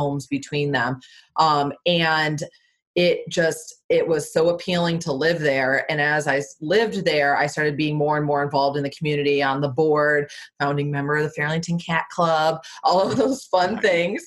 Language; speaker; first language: English; native; English